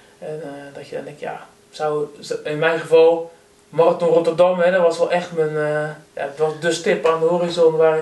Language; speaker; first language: Dutch; native; Dutch